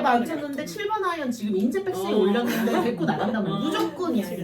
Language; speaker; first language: Korean; native; Korean